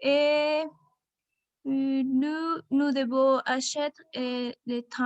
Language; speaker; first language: French; non-native, learner; Spanish